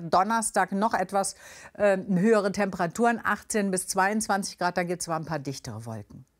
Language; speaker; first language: German; native; German